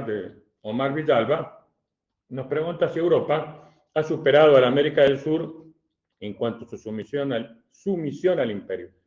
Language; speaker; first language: Spanish; native; Spanish